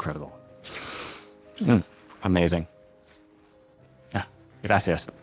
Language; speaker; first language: Spanish; non-native, learner; English